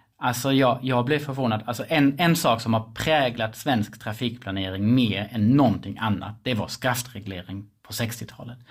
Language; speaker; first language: Swedish; non-native, fluent; German